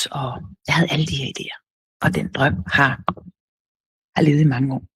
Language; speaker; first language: Danish; native; Danish